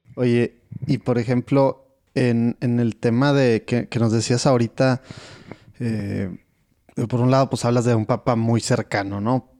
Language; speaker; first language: Spanish; native; Spanish